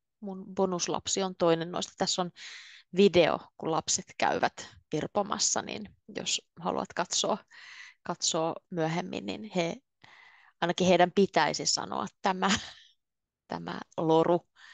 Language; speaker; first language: Finnish; native; Finnish